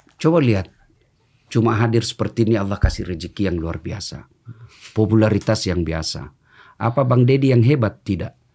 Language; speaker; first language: Indonesian; non-native, local second language; Buginese